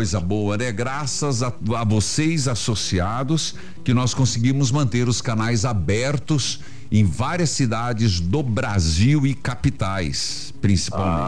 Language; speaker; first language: Portuguese; native; Portuguese